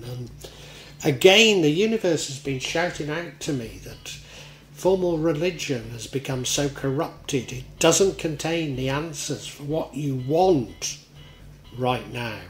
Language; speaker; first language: English; native; English